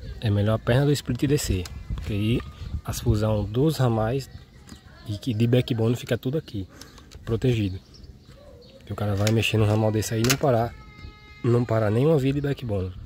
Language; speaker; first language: Portuguese; native; Portuguese